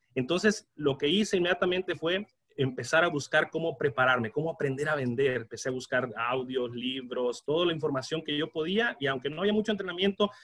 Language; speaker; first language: Spanish; native; Spanish